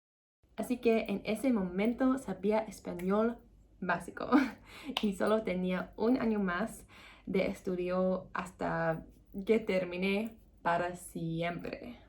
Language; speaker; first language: Spanish; non-native, learner; English